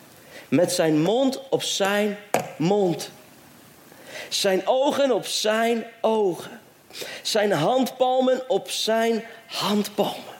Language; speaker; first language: Dutch; native; Dutch